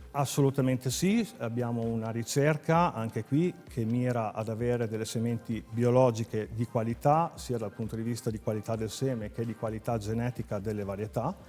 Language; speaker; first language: Italian; native; Italian